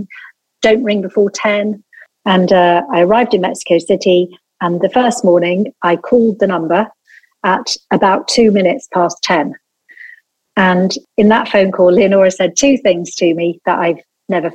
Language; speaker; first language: English; native; English